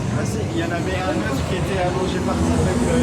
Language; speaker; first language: French; native; French